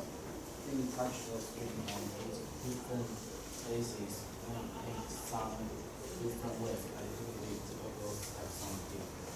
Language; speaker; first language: English; non-native, learner; Chinese